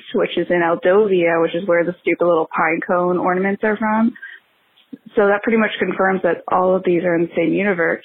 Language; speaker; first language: English; native; English